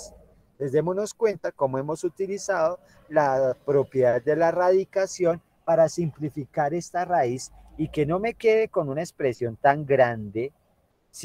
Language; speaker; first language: Spanish; native; Spanish